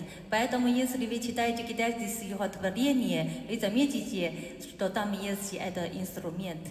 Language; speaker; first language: Russian; non-native, learner; Chinese